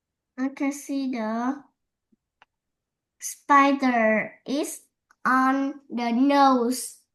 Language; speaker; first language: English; non-native, learner; Vietnamese